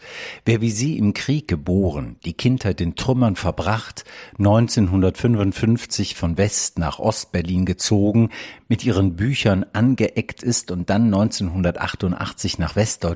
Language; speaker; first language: German; native; German